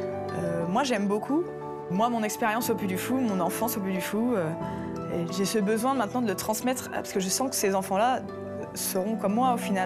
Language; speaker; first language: French; native; French